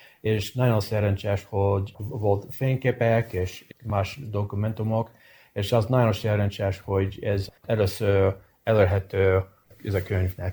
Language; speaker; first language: Hungarian; early bilingual, heritage; English